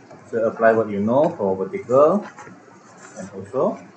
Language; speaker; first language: English; non-native, local second language; Malay